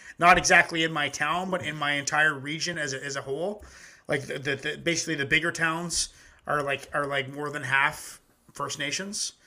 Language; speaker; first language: English; native; English